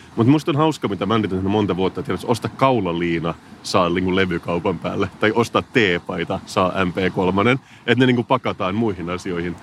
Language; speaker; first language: Finnish; native; Finnish